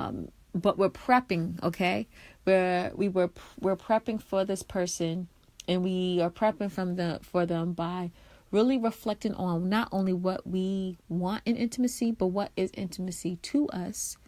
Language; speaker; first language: English; native; English